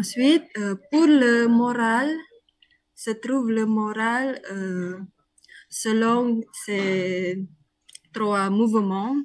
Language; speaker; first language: French; non-native, learner; Indonesian